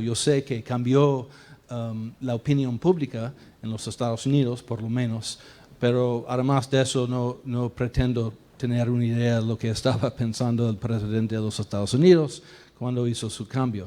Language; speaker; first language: Spanish; non-native, fluent; English